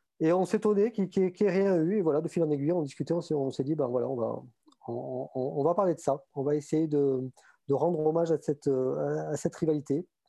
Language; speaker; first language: French; native; French